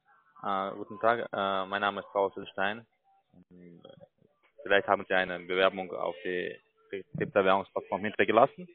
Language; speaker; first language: German; non-native, learner; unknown